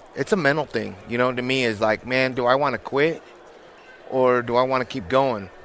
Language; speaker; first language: English; native; English